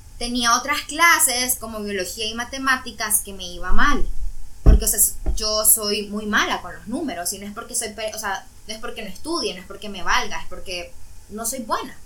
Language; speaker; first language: Spanish; native; Spanish